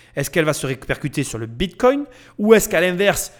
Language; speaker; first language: French; native; French